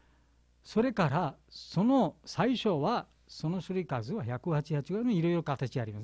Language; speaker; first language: Japanese; non-native, learner; Bangla